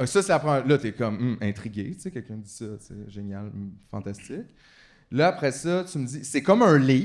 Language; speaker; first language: French; native; French